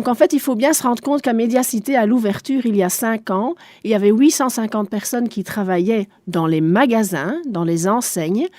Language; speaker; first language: French; non-native, local second language; German